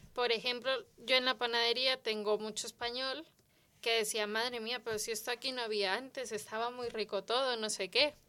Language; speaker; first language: Spanish; native; Spanish